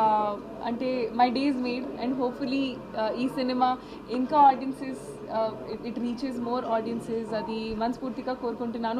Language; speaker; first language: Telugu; non-native, learner; Hindi